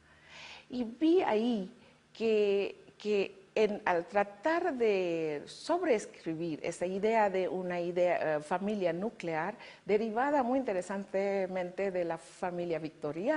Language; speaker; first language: Spanish; non-native, fluent; Bangla